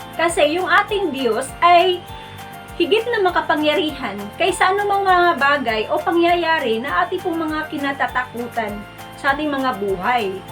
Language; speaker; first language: Filipino; non-native, local second language; Cebuano